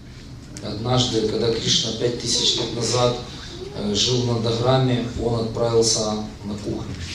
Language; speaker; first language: Russian; native; Russian